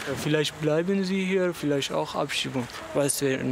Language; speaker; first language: German; non-native, learner; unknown